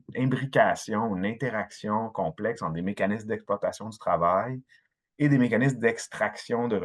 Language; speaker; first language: French; native; French